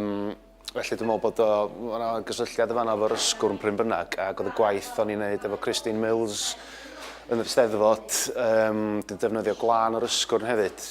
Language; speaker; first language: Welsh; native; Welsh